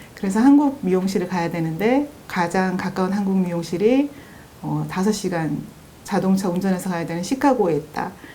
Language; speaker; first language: Korean; native; Korean